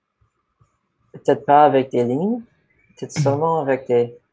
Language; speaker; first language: French; non-native, fluent; English